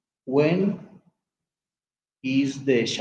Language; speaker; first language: English; non-native, learner; Spanish